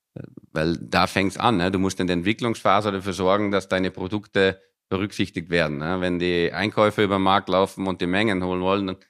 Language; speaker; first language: German; early bilingual, other home language; Dutch